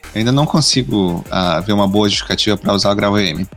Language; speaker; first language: Portuguese; native; Portuguese